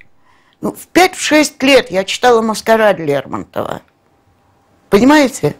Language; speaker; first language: Russian; native; Russian